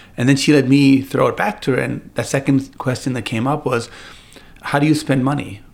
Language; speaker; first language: English; native; English